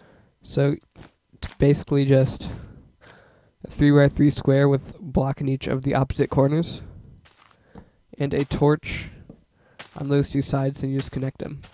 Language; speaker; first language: English; native; English